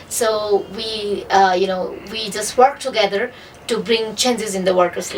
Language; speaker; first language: English; non-native, fluent; Nepali